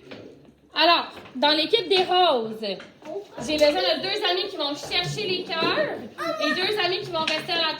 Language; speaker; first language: French; native; French